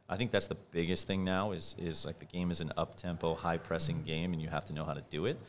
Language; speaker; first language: English; native; English